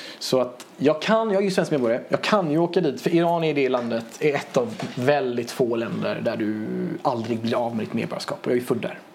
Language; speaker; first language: Swedish; early bilingual, other home language; Persian